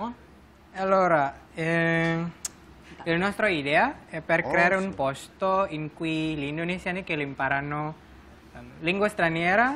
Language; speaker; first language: Italian; non-native, learner; Indonesian